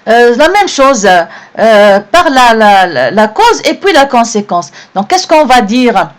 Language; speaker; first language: French; non-native, local second language; Arabic